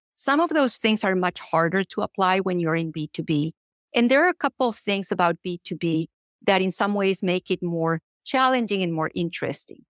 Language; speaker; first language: English; non-native, fluent; Spanish